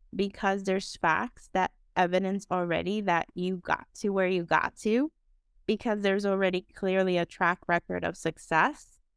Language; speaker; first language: English; non-native, fluent; Spanish